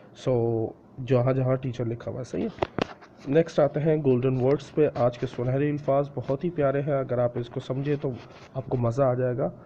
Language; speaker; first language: Hindi; non-native, local second language; Punjabi